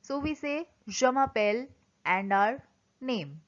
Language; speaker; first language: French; non-native, fluent; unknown